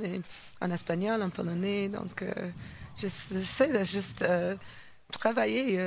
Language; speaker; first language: French; non-native, fluent; English